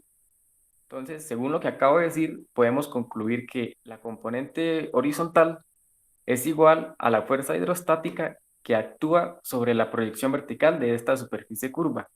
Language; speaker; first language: Spanish; native; Spanish